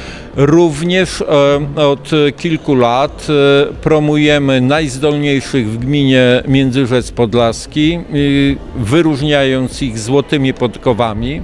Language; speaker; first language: Polish; native; Polish